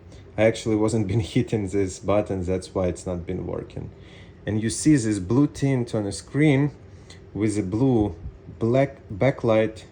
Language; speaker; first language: English; non-native, fluent; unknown